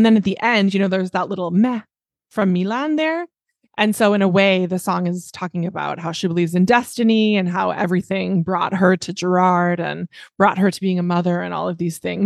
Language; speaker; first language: English; native; English